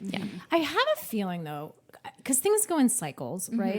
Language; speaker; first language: English; native; English